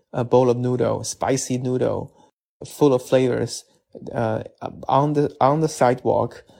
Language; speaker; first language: English; non-native, fluent; Chinese